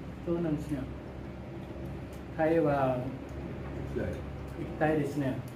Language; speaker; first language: Japanese; non-native, learner; Thai